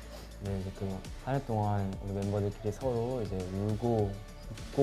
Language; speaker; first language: Korean; native; Korean